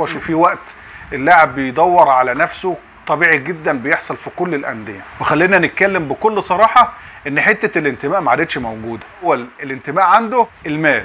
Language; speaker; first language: Arabic; native; Arabic